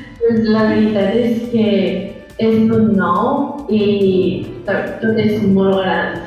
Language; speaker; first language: Catalan; native; Catalan